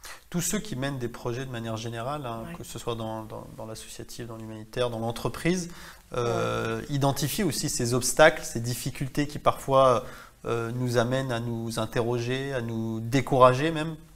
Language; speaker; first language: French; native; French